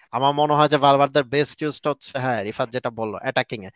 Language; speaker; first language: Bangla; native; Bangla